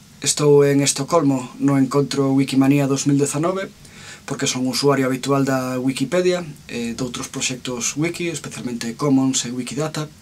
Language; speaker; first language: Galician; non-native, local second language; Spanish